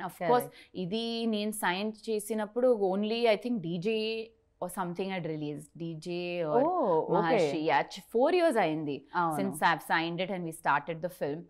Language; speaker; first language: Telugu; non-native, learner; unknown